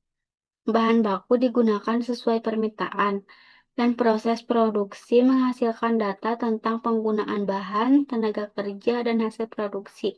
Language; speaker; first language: Indonesian; native; Indonesian